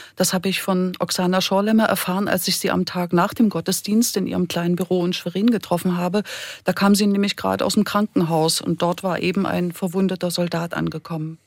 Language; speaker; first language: German; native; German